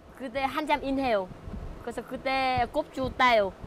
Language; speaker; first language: Korean; non-native, learner; Vietnamese